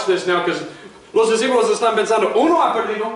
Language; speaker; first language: Spanish; non-native, fluent; English